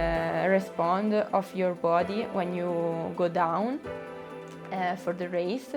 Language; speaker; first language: English; non-native, fluent; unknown